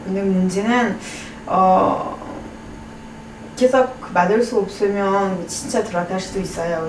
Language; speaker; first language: Korean; non-native, learner; French